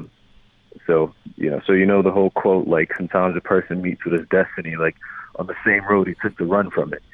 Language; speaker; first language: English; non-native, local second language; Yoruba